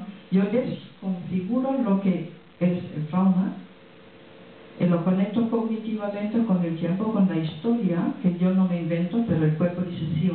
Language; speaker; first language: Spanish; non-native, fluent; French